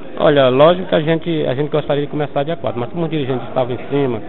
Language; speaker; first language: Portuguese; native; Portuguese